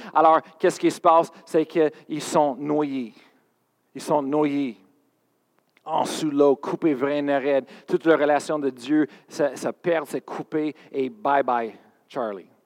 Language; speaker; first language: French; non-native, fluent; English